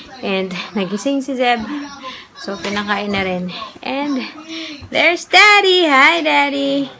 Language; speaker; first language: Filipino; native; Filipino